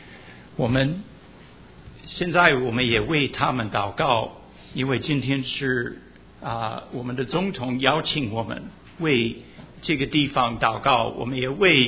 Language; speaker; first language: Chinese; early bilingual, heritage; Chinese